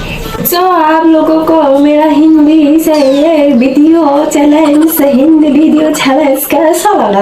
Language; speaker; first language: Hindi; non-native, local second language; Kok Borok